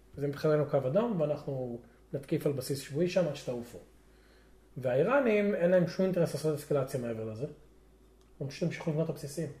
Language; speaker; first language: Hebrew; native; Hebrew